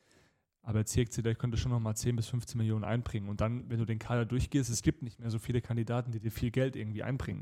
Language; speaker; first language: German; native; German